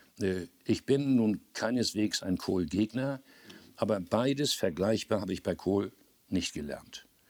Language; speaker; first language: German; native; German